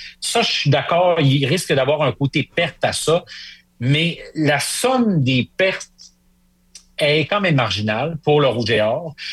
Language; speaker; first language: French; native; French